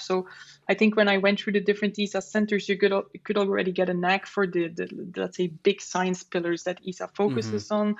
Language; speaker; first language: English; non-native, fluent; Dutch